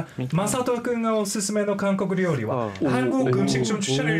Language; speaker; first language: Korean; non-native, fluent; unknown